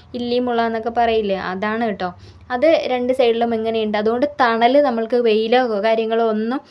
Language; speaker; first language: Malayalam; native; Malayalam